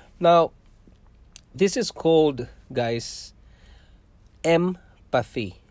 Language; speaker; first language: English; non-native, local second language; Cebuano